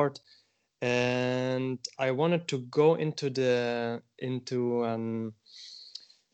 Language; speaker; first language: English; non-native, fluent; German